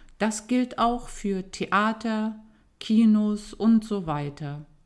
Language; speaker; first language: German; native; German